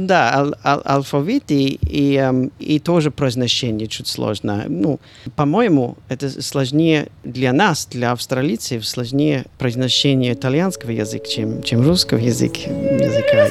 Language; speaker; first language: Russian; non-native, fluent; English